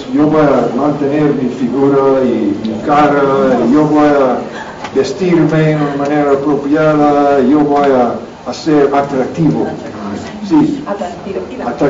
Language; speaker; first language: Spanish; non-native, learner; English